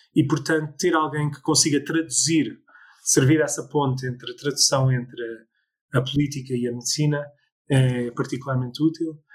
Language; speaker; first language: Portuguese; early bilingual, other home language; English